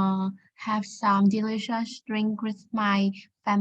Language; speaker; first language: English; non-native, learner; Vietnamese